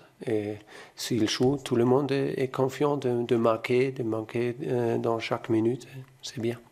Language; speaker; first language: French; non-native, fluent; German